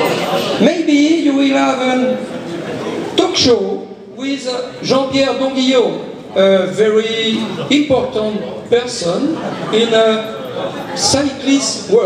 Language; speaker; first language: English; non-native, learner; French